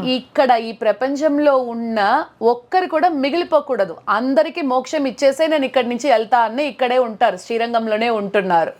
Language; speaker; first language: Telugu; non-native, local second language; Tamil